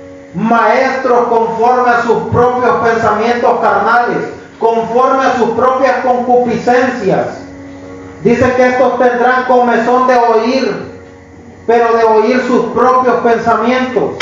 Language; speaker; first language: Spanish; native; Spanish